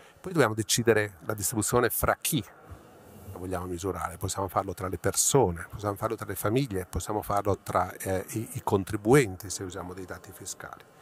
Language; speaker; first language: Italian; native; Italian